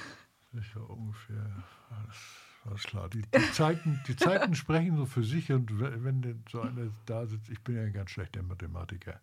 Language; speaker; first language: German; native; German